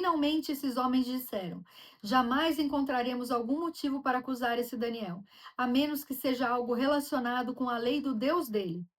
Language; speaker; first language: Portuguese; native; Portuguese